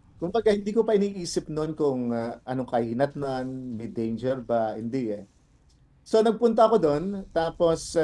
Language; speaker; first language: Filipino; non-native, local second language; Waray